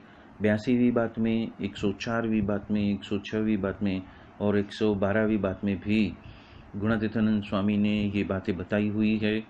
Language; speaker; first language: Hindi; non-native, local second language; Gujarati